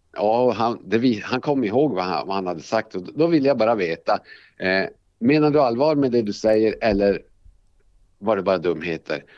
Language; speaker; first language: Swedish; native; Swedish